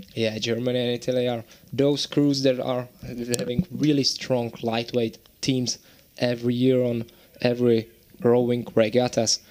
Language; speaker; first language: English; non-native, fluent; Czech